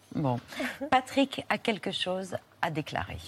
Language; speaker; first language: French; native; French